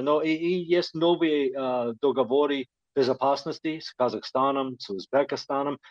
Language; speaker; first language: Russian; non-native, fluent; English